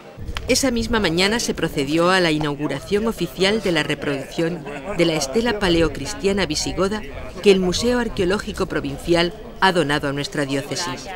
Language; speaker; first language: Spanish; native; Spanish